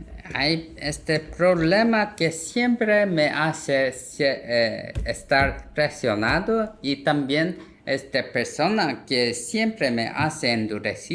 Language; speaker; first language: Spanish; non-native, learner; Korean